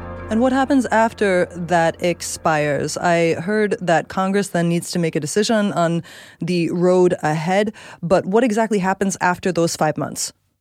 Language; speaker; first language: English; native; English